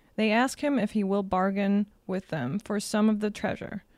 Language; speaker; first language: English; non-native, fluent; German